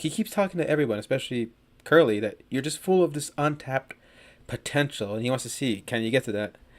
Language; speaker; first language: English; native; English